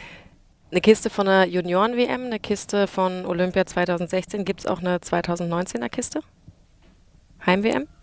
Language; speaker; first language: German; native; German